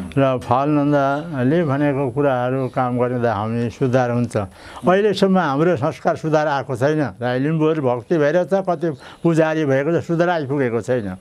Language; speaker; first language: Nepali; non-native, local second language; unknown